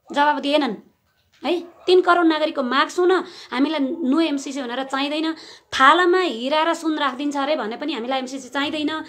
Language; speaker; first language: Nepali; native; Nepali